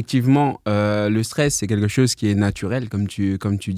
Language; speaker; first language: French; native; French